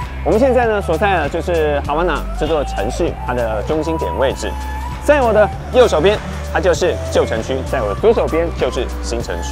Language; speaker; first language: Chinese; native; Chinese